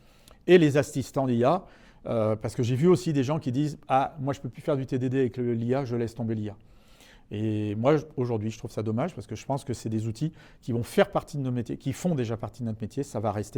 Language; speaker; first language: French; native; French